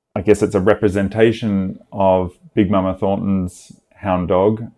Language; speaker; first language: English; native; English